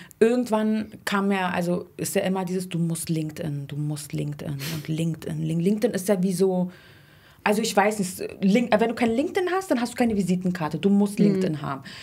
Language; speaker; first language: German; early bilingual, other home language; Turkish